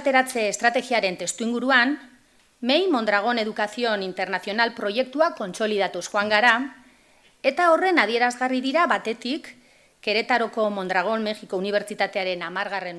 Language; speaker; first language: Basque; native; Basque